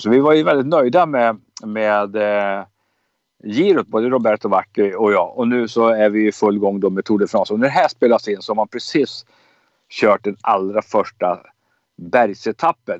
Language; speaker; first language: Swedish; native; Swedish